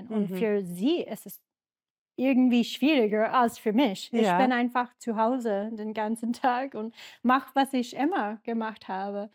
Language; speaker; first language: German; non-native, fluent; English